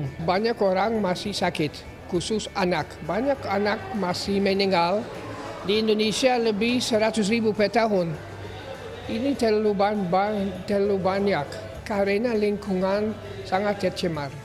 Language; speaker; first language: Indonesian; non-native, learner; English